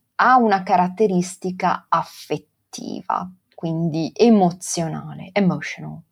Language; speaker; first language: Italian; non-native, local second language; Venetian